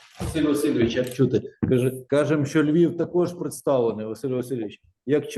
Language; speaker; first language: Ukrainian; native; Ukrainian